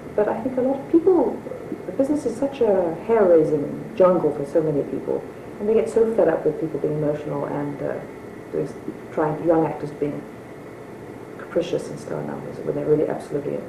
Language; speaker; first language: English; native; English